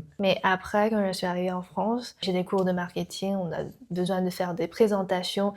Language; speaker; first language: French; non-native, learner; Chinese